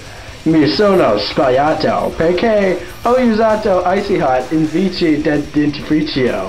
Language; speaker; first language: Italian; non-native, learner; English